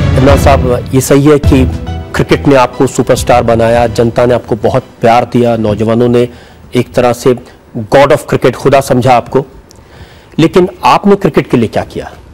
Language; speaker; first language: Hindi; native; Hindi